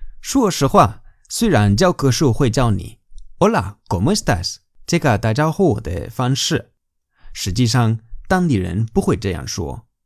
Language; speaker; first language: Chinese; non-native, fluent; Spanish